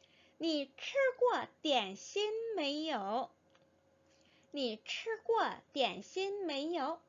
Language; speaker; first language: Chinese; non-native, fluent; Korean